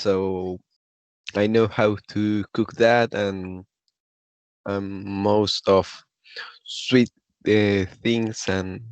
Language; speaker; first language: English; non-native, learner; Spanish